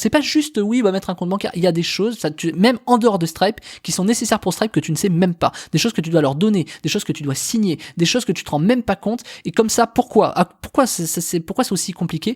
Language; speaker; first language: French; native; French